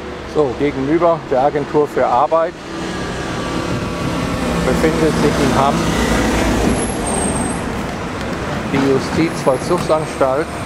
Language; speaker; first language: German; native; German